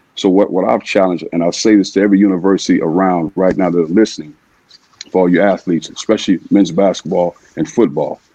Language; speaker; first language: English; native; English